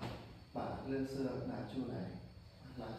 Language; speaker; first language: Chinese; non-native, learner; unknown